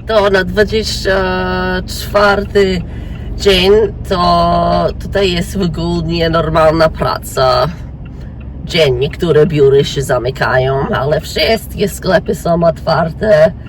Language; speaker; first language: Polish; early bilingual, heritage; English